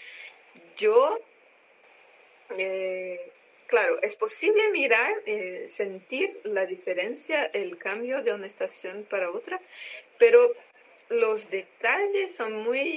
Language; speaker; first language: Spanish; non-native, learner; Portuguese